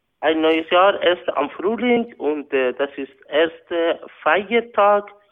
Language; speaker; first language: German; non-native, learner; Persian